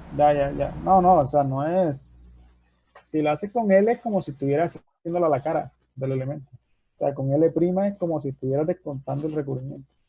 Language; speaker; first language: Spanish; native; Spanish